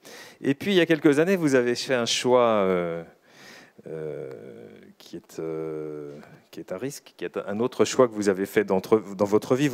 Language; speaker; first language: French; native; French